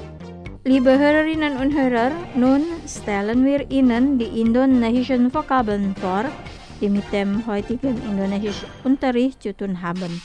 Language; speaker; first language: German; non-native, fluent; Indonesian